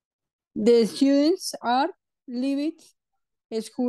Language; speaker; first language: English; non-native, learner; Spanish